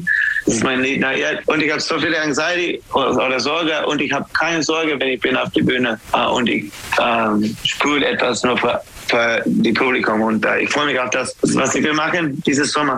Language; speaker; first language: German; non-native, learner; English